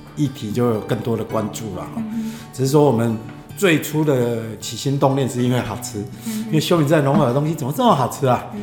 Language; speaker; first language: Chinese; native; Chinese